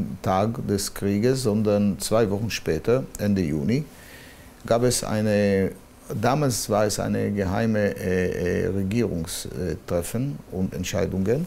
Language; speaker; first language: German; non-native, fluent; Hebrew